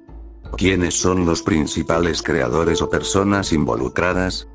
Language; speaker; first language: Spanish; native; Spanish